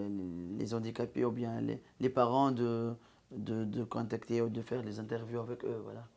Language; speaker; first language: French; non-native, local second language; Arabic